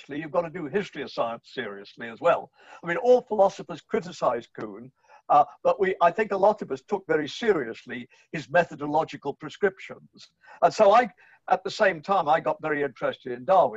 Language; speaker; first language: English; native; English